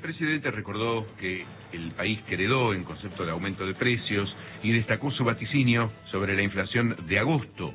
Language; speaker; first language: Spanish; native; Spanish